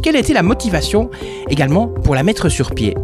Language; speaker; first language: French; native; French